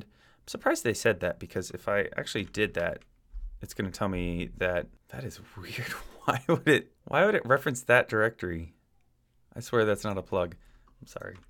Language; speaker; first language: English; native; English